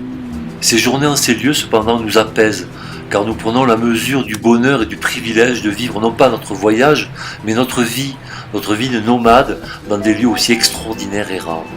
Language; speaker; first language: French; native; French